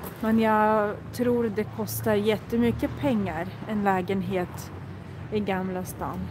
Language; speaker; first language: Swedish; non-native, fluent; Russian